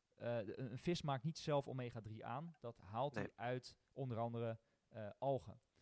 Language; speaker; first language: Dutch; native; Dutch